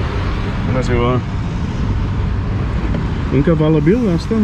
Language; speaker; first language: Romanian; non-native, learner; English